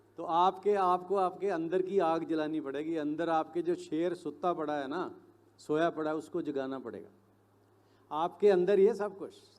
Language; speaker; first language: Hindi; non-native, local second language; Punjabi